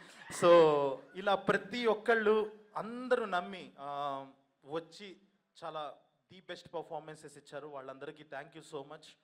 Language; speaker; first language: Telugu; native; Telugu